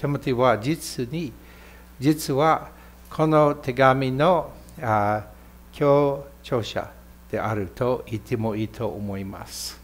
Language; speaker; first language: Japanese; non-native, fluent; English